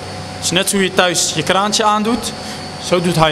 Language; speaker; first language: Dutch; native; Dutch